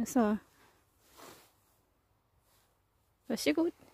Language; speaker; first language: Swedish; non-native, learner; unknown